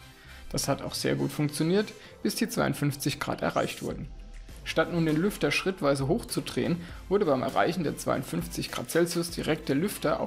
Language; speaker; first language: German; native; German